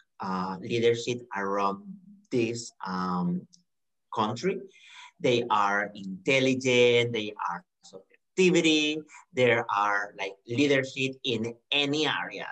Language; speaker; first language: English; non-native, learner; Spanish